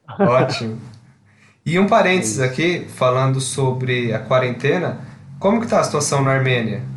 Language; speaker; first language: Portuguese; native; Portuguese